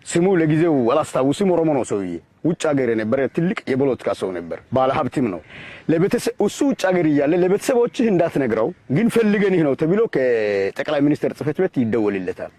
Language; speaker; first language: Amharic; non-native, local second language; Afar